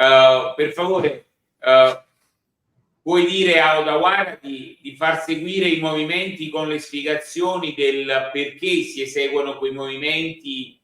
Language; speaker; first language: Italian; native; Italian